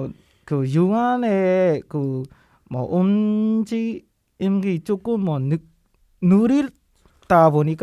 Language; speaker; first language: Korean; non-native, learner; Burmese